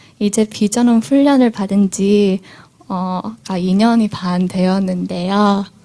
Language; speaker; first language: Korean; early bilingual, heritage; Korean